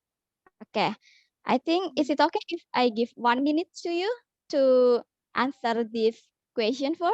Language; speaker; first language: English; non-native, learner; Indonesian